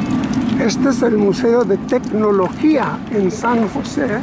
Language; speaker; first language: Spanish; early bilingual, other home language; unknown